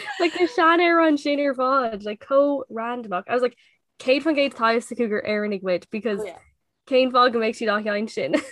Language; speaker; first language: Irish; non-native, local second language; English